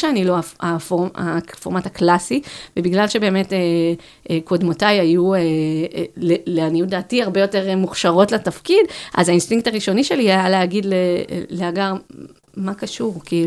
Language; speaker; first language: Hebrew; native; Hebrew